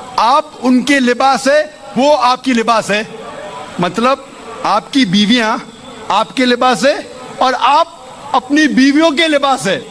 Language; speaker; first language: Urdu; non-native, local second language; Konkani